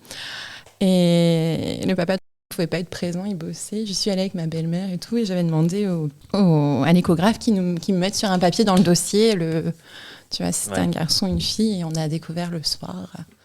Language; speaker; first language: French; native; French